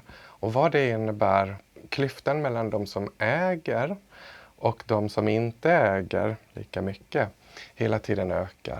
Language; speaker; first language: Swedish; native; Swedish